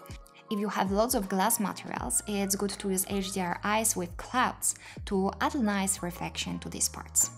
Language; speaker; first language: English; non-native, fluent; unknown